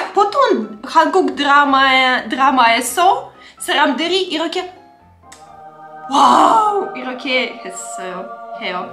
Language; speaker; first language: Korean; non-native, learner; Russian